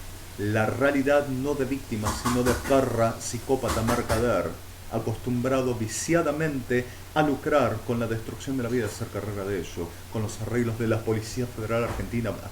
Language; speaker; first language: Spanish; native; Spanish